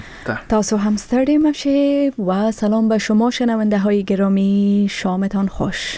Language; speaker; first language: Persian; native; Persian